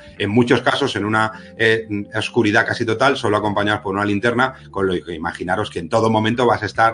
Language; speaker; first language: Spanish; native; Spanish